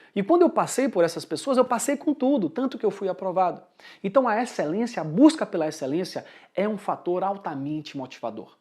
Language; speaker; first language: Portuguese; early bilingual, heritage; Portuguese